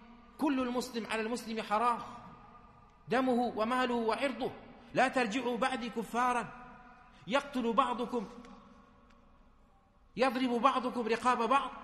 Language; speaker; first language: Arabic; native; Arabic